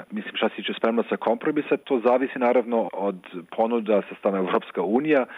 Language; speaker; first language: Serbian; non-native, fluent; German